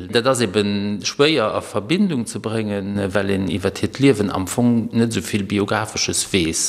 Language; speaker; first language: Luxembourgish; native; Luxembourgish